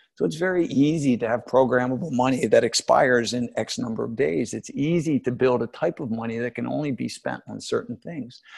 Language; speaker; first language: English; native; English